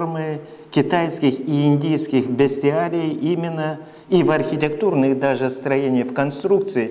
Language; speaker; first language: Russian; non-native, fluent; Lithuanian